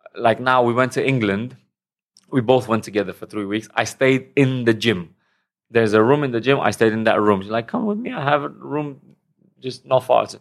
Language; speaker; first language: English; non-native, fluent; Romanian